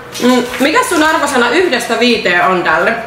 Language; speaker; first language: Finnish; native; Finnish